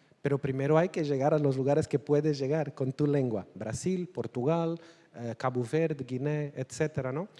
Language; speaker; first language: Spanish; non-native, fluent; Portuguese